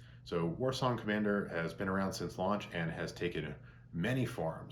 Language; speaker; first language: English; native; English